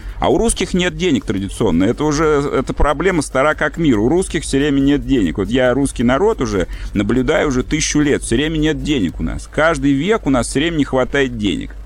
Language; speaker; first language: Russian; native; Russian